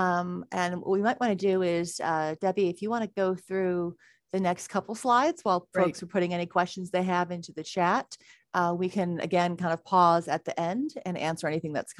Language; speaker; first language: English; native; English